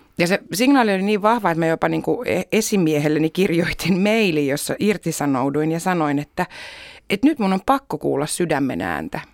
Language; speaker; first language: Finnish; native; Finnish